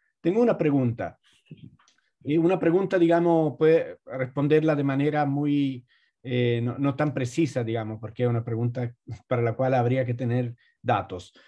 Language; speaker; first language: Spanish; native; Spanish